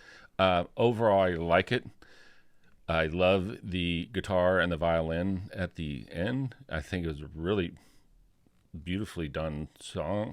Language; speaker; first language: English; native; English